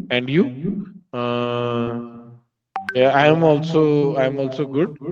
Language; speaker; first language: English; non-native, local second language; Hindi